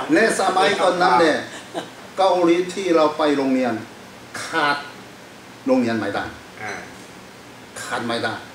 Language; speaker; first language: Thai; non-native, fluent; Korean